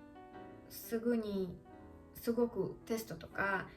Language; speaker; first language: Japanese; non-native, learner; Russian